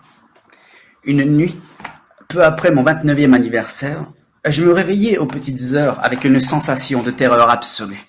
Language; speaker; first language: French; native; French